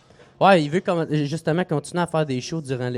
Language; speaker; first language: French; native; French